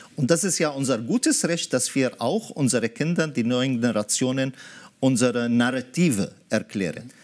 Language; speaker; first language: German; early bilingual, other home language; Arabic